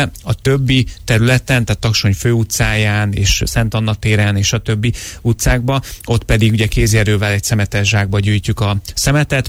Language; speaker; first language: Hungarian; native; Hungarian